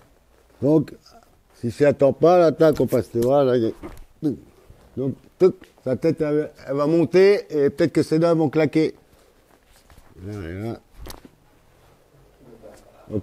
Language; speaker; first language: French; native; French